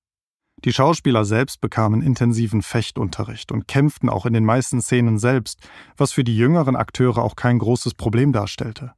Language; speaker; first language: German; native; German